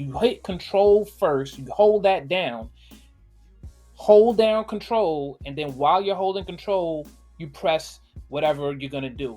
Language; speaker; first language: English; native; English